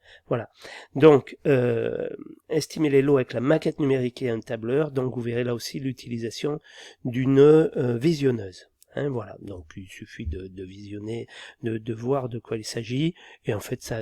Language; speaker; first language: French; native; French